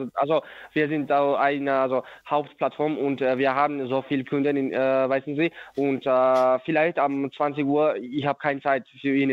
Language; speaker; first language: German; non-native, learner; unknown